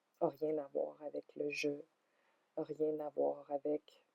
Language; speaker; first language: French; native; French